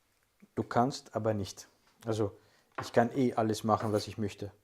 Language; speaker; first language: German; non-native, fluent; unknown